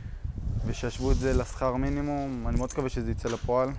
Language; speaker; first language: Hebrew; native; Hebrew